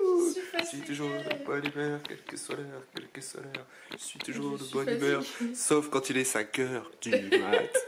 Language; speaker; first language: French; native; French